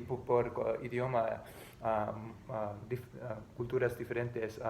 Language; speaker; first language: Spanish; non-native, learner; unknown